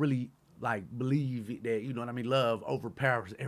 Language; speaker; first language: English; native; English